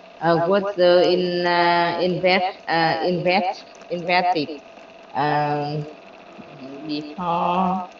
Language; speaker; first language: English; non-native, learner; Vietnamese